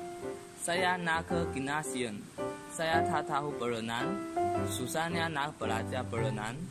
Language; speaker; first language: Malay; non-native, learner; Chinese